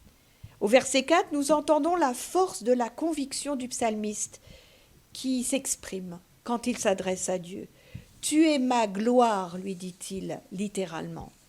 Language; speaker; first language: French; native; French